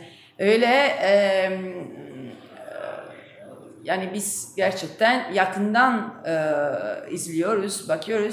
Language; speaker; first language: Turkish; non-native, fluent; Italian